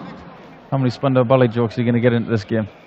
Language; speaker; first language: English; native; English